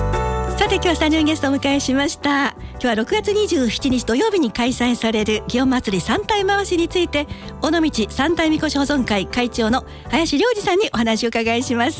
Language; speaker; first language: Japanese; native; Japanese